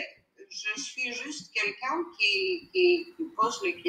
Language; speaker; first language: French; non-native, fluent; Armenian